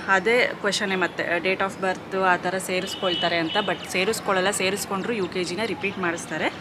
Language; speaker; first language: Kannada; non-native, local second language; Telugu